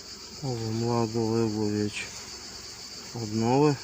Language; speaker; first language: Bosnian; non-native, learner; Russian